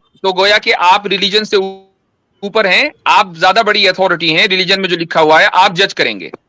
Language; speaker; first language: Hindi; native; Hindi